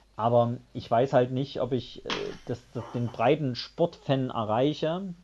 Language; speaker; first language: German; native; German